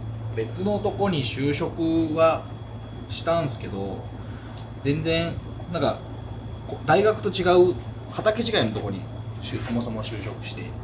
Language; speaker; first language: Japanese; native; Japanese